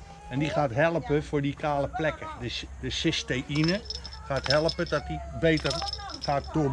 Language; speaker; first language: Dutch; non-native, fluent; Thai